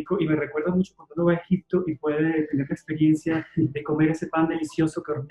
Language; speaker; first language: Spanish; native; Spanish